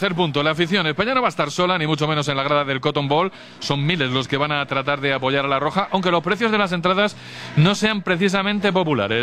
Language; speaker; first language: Spanish; native; Spanish